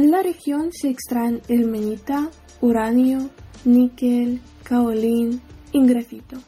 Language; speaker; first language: Spanish; non-native, learner; Ukrainian